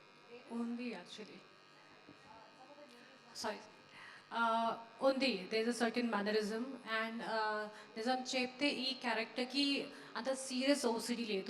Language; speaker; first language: Telugu; non-native, local second language; Hindi